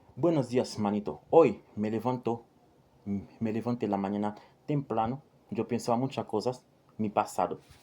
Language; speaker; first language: Spanish; non-native, learner; Haitian Creole